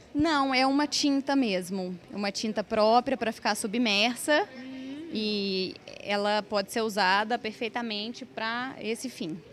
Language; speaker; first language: Portuguese; native; Portuguese